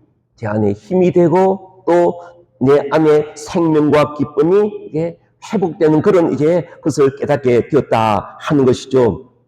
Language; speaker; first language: Korean; native; Korean